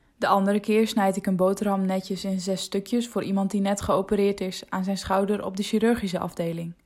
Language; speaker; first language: Dutch; non-native, local second language; Western Frisian